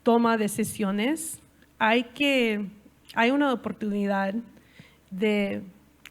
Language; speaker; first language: Spanish; non-native, learner; English